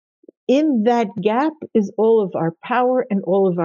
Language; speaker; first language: English; native; English